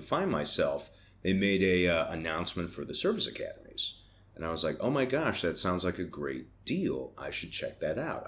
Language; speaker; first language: English; native; English